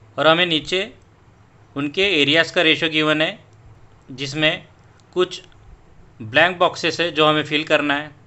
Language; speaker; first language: Hindi; non-native, local second language; Marathi